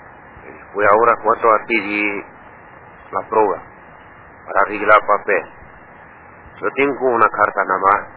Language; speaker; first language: Spanish; non-native, learner; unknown